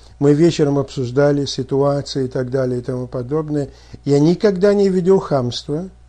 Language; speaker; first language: Russian; native; Russian